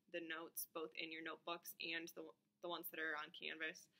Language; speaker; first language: English; native; English